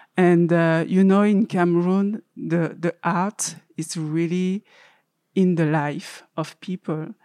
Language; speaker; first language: English; non-native, learner; French